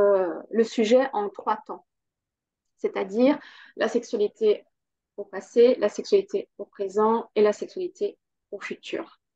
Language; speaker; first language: French; non-native, learner; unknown